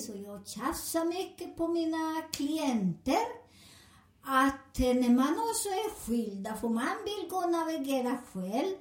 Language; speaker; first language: Swedish; non-native, learner; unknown